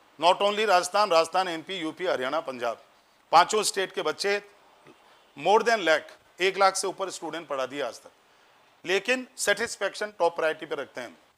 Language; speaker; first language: Hindi; native; Hindi